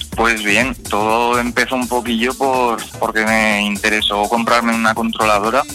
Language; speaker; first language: Spanish; native; Spanish